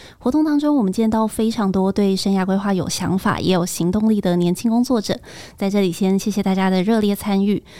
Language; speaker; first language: Chinese; native; Chinese